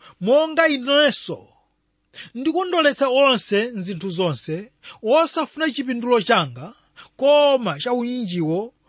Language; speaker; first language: Nyanja; non-native, local second language; Tumbuka